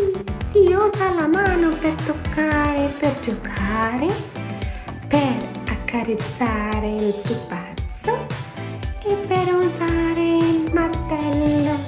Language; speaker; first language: Italian; non-native, fluent; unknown